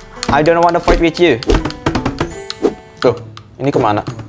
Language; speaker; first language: English; non-native, learner; Indonesian